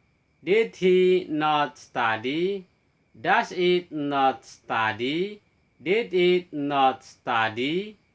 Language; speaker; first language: English; non-native, fluent; Indonesian